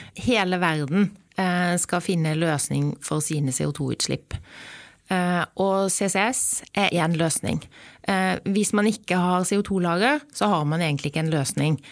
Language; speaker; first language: Norwegian; native; Norwegian